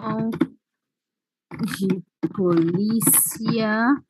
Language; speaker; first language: Portuguese; non-native, fluent; English